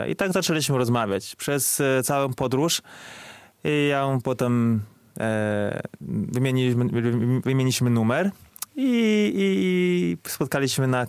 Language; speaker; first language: Polish; non-native, fluent; Chinese